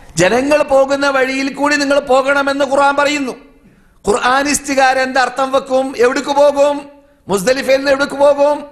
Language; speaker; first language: Malayalam; native; Malayalam